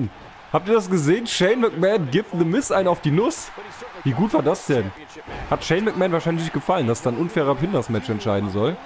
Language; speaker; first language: German; native; German